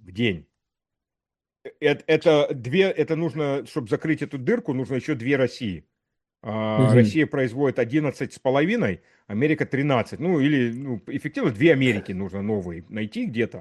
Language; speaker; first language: Russian; early bilingual, heritage; Russian